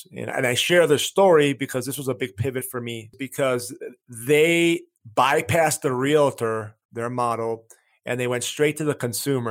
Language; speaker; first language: English; early bilingual, other home language; Greek